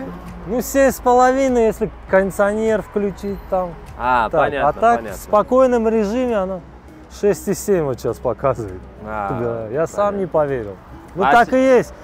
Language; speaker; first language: Russian; non-native, local second language; Uzbek